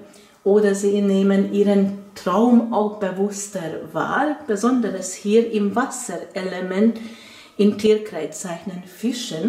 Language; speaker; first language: German; non-native, fluent; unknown